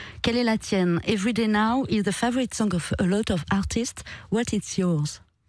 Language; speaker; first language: English; non-native, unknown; French